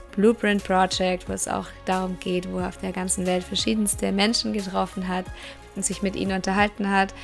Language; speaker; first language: German; native; German